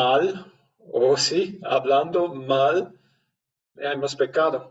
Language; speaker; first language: Spanish; non-native, fluent; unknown